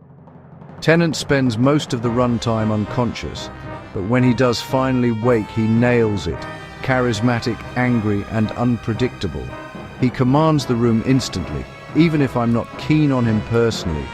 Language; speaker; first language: English; native; English